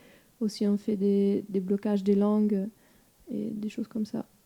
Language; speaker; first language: French; non-native, fluent; German